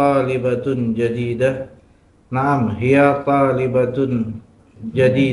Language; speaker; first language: Arabic; non-native, learner; Indonesian